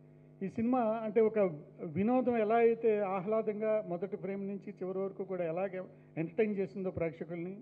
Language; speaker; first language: Telugu; native; Telugu